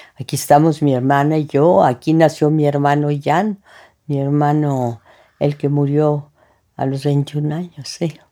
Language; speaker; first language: Spanish; early bilingual, other home language; French